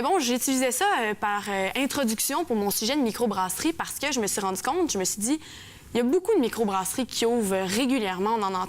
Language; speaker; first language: French; native; French